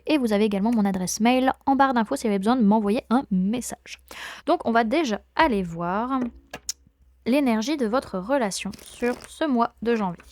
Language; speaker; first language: French; native; French